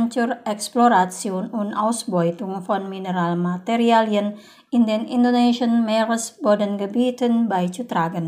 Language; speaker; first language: German; non-native, fluent; Indonesian